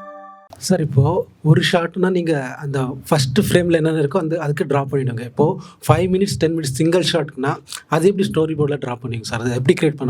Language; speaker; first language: Tamil; native; Tamil